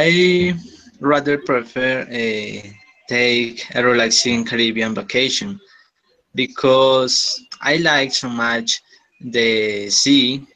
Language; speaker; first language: English; non-native, learner; Spanish